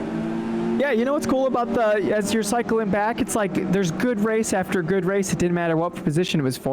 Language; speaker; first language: English; native; English